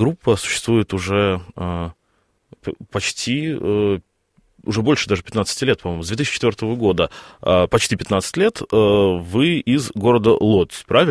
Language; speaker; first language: Russian; native; Russian